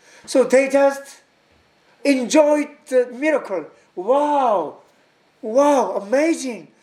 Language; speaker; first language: English; non-native, learner; Korean